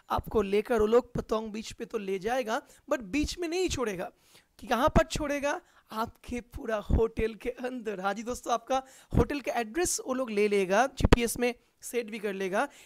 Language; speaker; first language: Hindi; non-native, local second language; Bangla